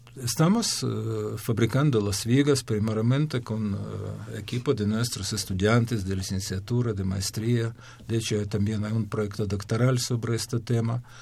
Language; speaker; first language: Spanish; non-native, fluent; Ukrainian